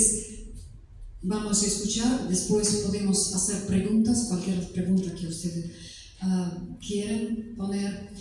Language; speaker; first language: Spanish; non-native, fluent; Russian